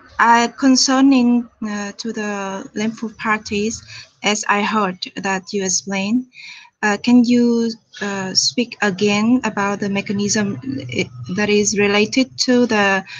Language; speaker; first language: English; non-native, fluent; Vietnamese